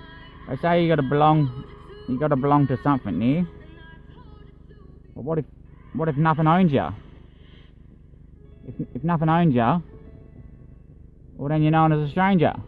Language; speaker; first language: English; native; English